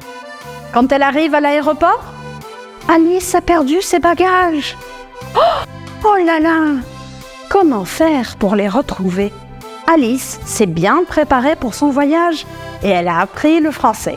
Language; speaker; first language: French; non-native, fluent; Spanish